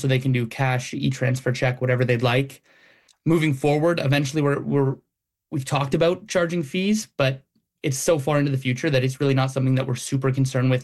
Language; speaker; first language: English; native; English